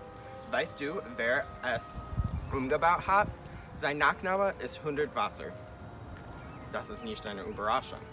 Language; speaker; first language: German; non-native, learner; English